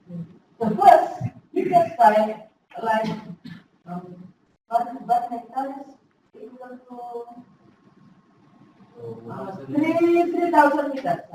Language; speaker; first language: English; non-native, fluent; Indonesian